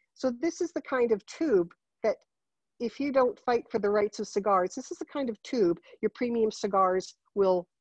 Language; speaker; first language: English; native; English